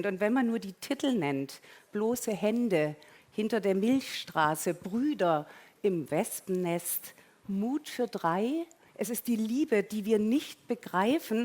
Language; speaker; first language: German; native; German